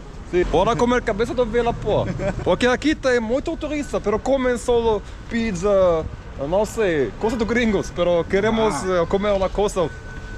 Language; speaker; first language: Portuguese; non-native, learner; Arabic